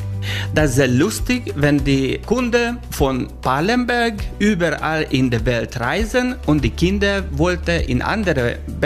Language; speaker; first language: German; non-native, learner; Hungarian